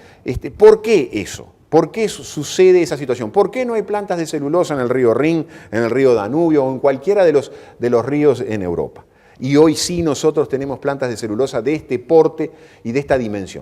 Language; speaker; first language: Spanish; native; Spanish